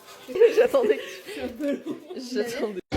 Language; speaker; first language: French; native; French